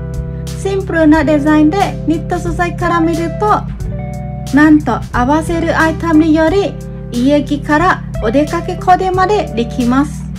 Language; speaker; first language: Japanese; non-native, fluent; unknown